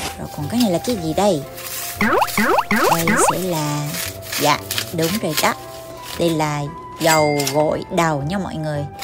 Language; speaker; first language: Vietnamese; early bilingual, heritage; Korean